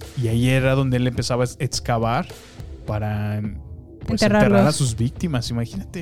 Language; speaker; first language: Spanish; native; Spanish